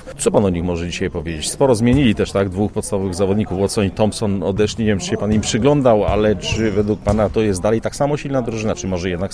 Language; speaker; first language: Polish; native; Polish